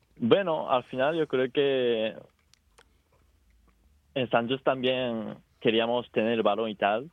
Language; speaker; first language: Spanish; non-native, fluent; Japanese